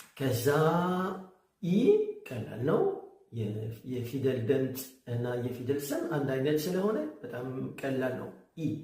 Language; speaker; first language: Amharic; non-native, learner; French